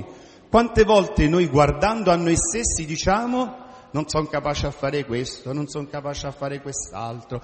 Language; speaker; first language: Italian; native; Italian